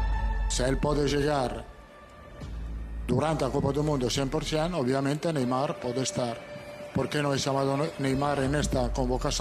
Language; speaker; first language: Spanish; non-native, fluent; Italian